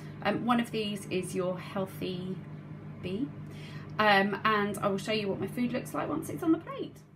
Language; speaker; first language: English; native; English